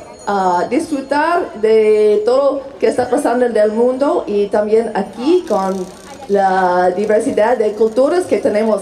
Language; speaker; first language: Spanish; non-native, fluent; English